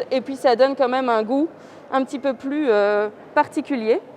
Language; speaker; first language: French; native; French